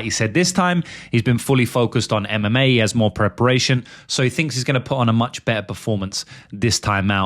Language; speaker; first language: English; native; English